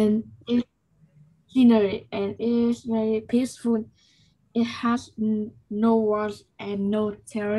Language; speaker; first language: English; non-native, learner; Vietnamese